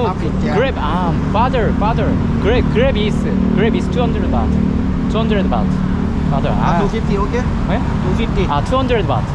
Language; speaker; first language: English; non-native, learner; Korean